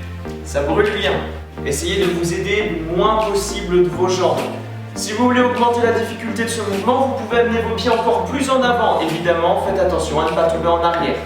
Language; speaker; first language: French; native; French